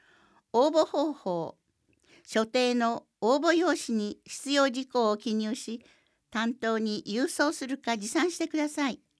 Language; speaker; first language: Japanese; native; Japanese